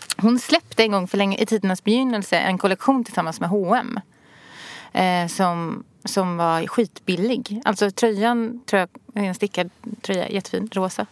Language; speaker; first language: Swedish; native; Swedish